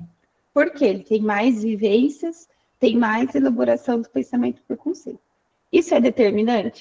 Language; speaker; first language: Portuguese; native; Portuguese